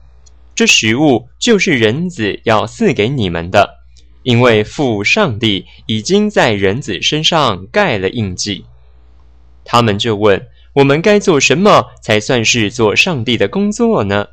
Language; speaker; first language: Chinese; native; Chinese